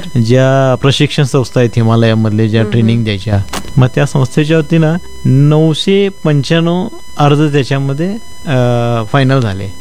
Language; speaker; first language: Marathi; native; Marathi